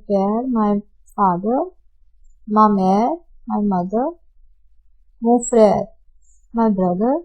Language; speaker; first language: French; non-native, fluent; Hindi